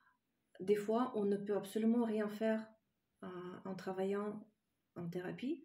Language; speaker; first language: French; non-native, fluent; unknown